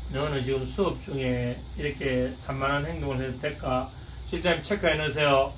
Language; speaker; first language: Korean; native; Korean